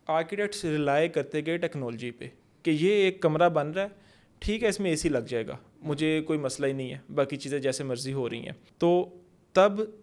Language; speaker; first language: Urdu; non-native, local second language; Punjabi